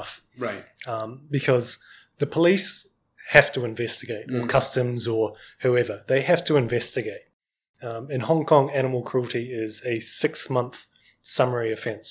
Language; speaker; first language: English; native; English